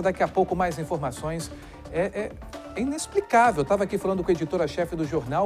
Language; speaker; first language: Portuguese; native; Portuguese